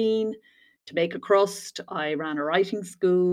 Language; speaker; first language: English; native; English